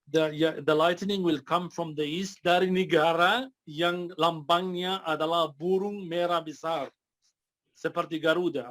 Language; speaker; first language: Indonesian; non-native, fluent; Arabic